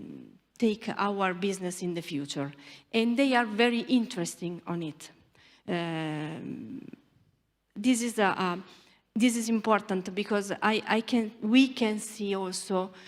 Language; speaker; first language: English; non-native, learner; Italian